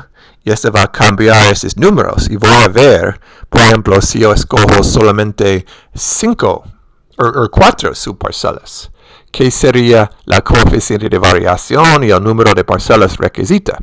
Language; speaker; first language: Spanish; non-native, fluent; English